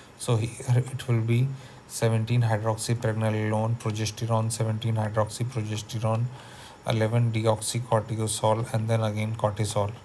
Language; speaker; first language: English; non-native, local second language; Hindi